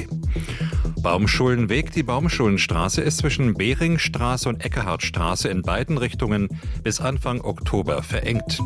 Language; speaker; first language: German; native; German